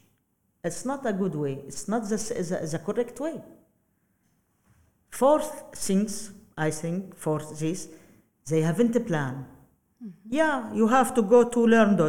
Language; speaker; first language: English; non-native, learner; Arabic